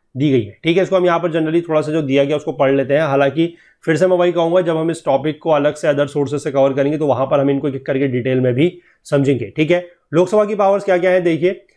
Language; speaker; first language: Hindi; native; Hindi